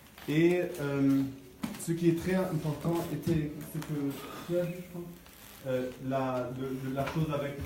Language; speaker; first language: French; non-native, fluent; German